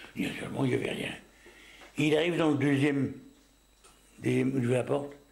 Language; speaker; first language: French; native; French